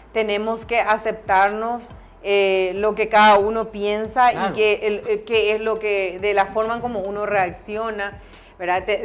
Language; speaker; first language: Spanish; native; Spanish